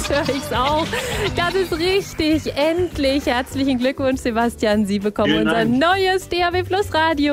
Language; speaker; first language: German; native; German